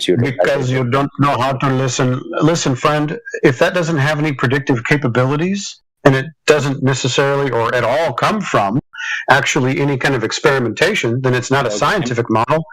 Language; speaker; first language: English; native; English